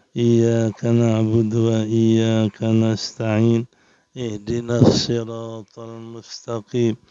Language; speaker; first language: Arabic; non-native, fluent; Indonesian